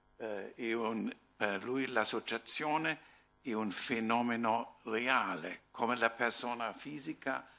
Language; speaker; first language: Italian; non-native, fluent; German